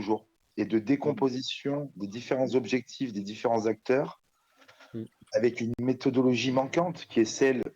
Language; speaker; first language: French; native; French